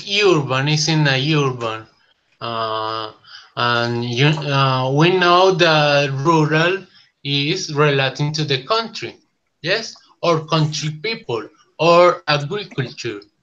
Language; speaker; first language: English; non-native, learner; Spanish